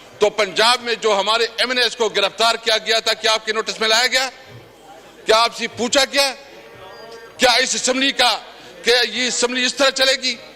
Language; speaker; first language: Urdu; non-native, local second language; Pashto